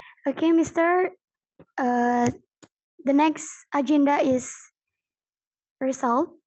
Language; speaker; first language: English; non-native, learner; Indonesian